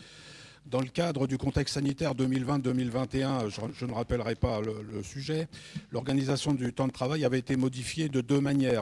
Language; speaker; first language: French; native; French